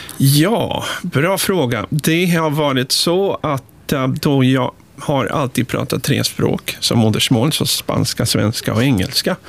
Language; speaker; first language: Swedish; early bilingual, other home language; Spanish